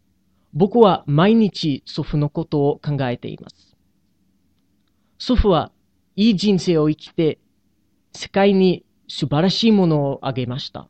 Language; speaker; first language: Japanese; non-native, learner; English